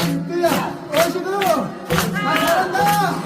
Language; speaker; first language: Korean; non-native, learner; Tibetan